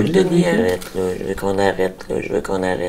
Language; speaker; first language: French; native; French